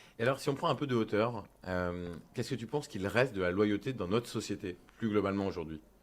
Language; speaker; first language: French; native; French